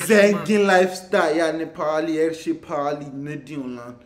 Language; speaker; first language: Turkish; non-native, learner; English